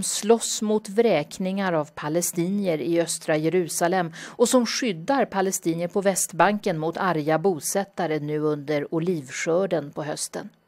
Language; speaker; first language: Swedish; native; Swedish